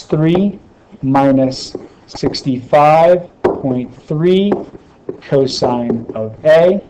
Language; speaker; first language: English; native; English